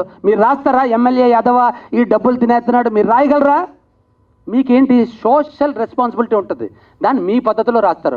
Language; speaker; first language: Telugu; native; Telugu